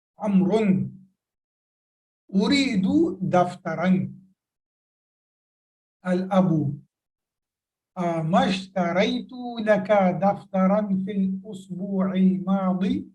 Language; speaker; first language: Arabic; non-native, fluent; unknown